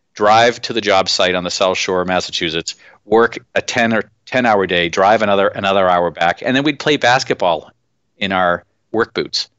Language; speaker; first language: English; native; English